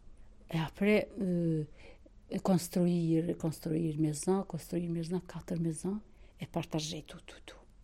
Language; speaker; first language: French; non-native, learner; Albanian